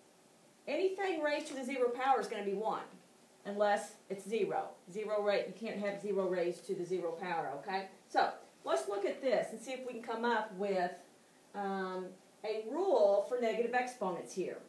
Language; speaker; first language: English; native; English